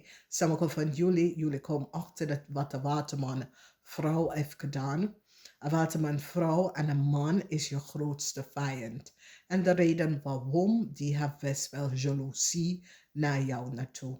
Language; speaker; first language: Dutch; non-native, fluent; English